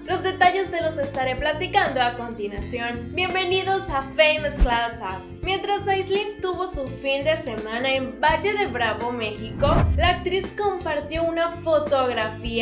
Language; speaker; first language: Spanish; native; Spanish